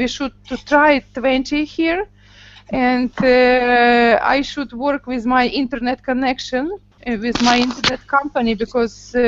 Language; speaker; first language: English; non-native, learner; Russian